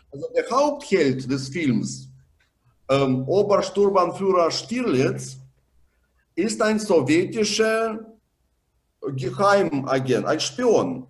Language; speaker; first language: German; non-native, fluent; Russian